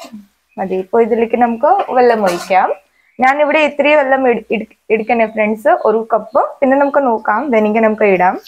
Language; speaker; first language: Malayalam; non-native, learner; Hindi